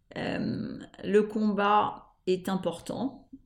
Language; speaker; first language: French; native; French